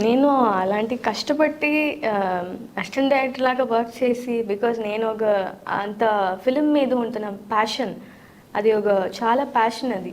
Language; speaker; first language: Telugu; non-native, learner; Tamil